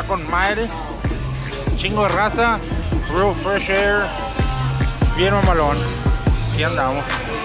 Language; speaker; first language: Spanish; early bilingual, heritage; Spanish